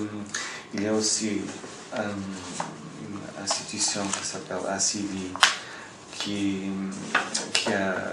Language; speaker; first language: French; non-native, fluent; Portuguese